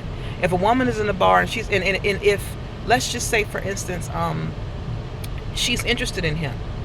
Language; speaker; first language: English; native; English